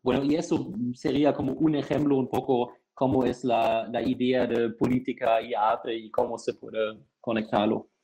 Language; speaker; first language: Spanish; non-native, fluent; German